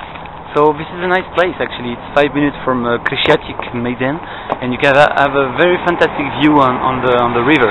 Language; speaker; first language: English; non-native, fluent; French